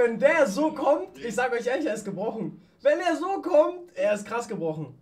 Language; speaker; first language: German; native; German